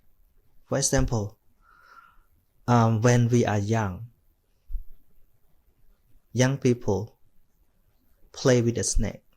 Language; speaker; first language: English; non-native, fluent; Khmer